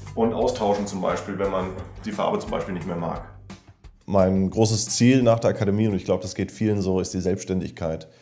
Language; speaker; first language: German; non-native, fluent; Danish